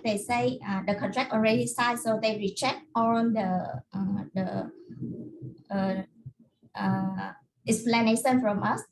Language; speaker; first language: English; non-native, learner; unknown